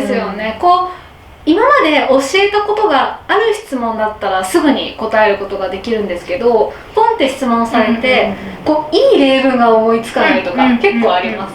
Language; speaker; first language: Japanese; native; Japanese